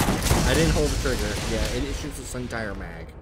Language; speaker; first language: English; native; English